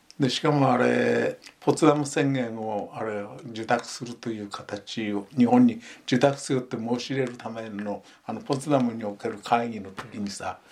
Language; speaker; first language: Japanese; native; Japanese